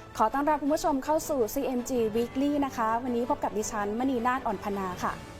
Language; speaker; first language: Thai; native; Thai